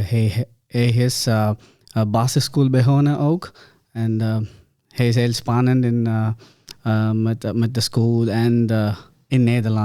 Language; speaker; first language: Dutch; non-native, learner; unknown